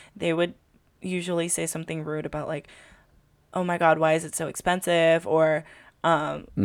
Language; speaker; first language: English; early bilingual, other home language; Filipino